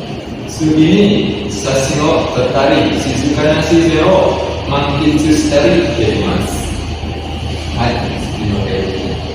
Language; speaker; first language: Japanese; non-native, learner; Indonesian